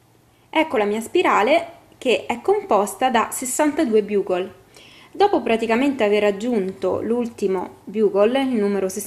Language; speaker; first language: Italian; native; Italian